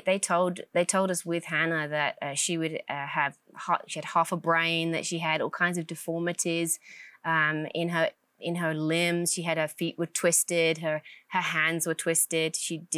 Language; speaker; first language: English; native; English